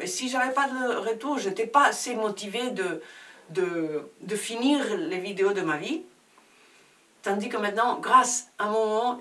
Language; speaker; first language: French; non-native, fluent; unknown